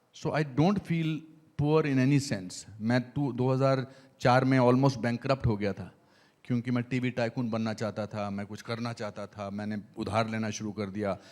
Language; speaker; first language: Hindi; native; Hindi